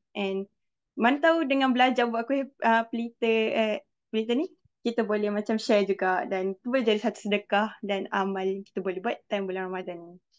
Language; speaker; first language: Malay; native; Malay